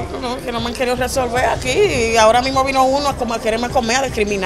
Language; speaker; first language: Spanish; native; Spanish